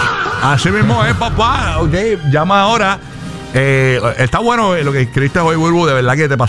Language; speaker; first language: Spanish; native; Spanish